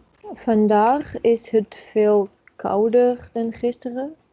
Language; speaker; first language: Dutch; non-native, learner; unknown